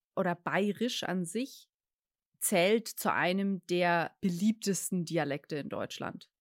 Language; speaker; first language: German; native; German